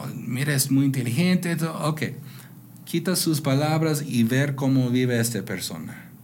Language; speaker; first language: Spanish; non-native, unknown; English